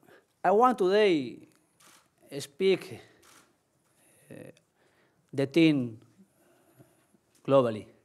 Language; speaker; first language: English; non-native, learner; Spanish